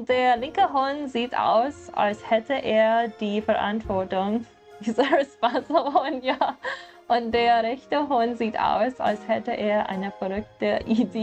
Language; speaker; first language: German; non-native, learner; English